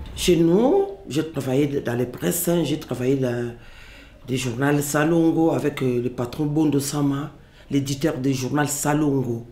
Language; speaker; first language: French; non-native, local second language; Lingala